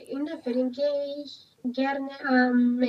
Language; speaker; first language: German; non-native, learner; Romanian